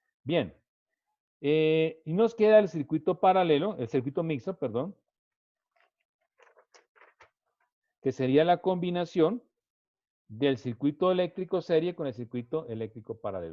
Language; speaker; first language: Spanish; native; Spanish